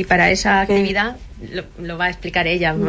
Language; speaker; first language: Spanish; native; Spanish